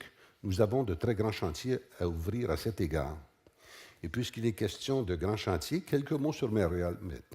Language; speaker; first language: French; native; French